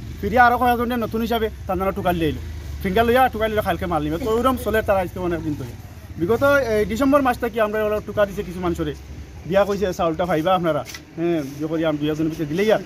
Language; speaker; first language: Bangla; native; Bangla